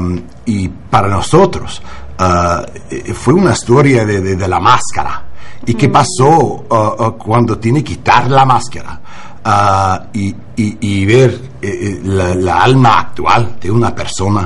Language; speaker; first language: Spanish; non-native, learner; English